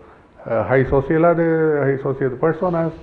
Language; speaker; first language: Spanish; non-native, learner; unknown